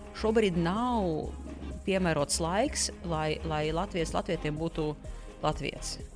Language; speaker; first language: Latvian; non-native, local second language; Russian